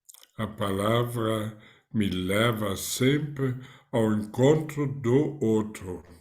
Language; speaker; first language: Portuguese; non-native, fluent; German